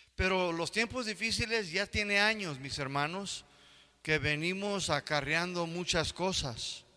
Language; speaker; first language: Spanish; early bilingual, heritage; Spanish